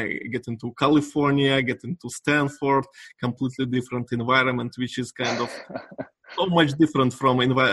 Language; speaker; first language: English; non-native, fluent; Russian